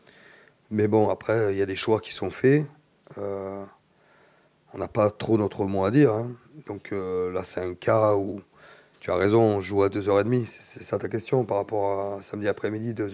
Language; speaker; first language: French; native; French